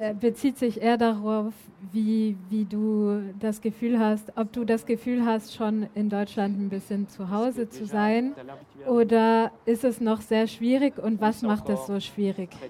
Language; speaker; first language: German; native; German